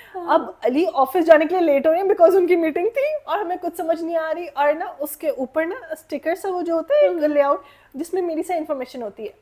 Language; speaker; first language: Urdu; native; Urdu